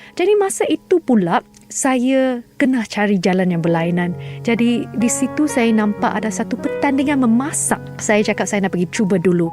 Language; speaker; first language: Malay; non-native, local second language; Chinese